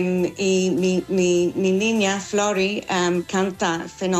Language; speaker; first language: Spanish; non-native, fluent; English